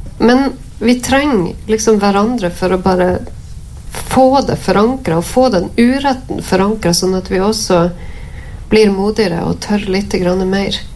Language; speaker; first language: Norwegian; native; Norwegian